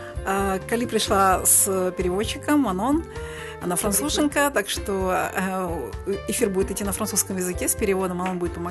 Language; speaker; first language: Russian; native; Russian